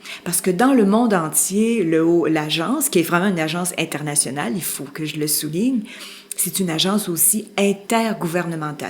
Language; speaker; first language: French; native; French